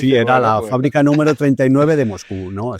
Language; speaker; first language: Spanish; native; Spanish